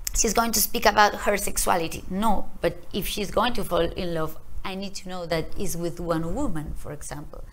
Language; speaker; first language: English; non-native, learner; Spanish